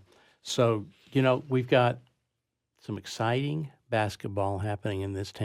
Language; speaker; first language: English; native; English